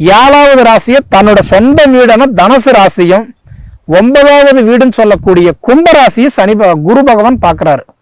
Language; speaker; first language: Tamil; native; Tamil